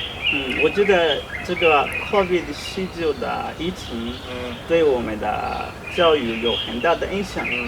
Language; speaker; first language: Chinese; non-native, learner; Swahili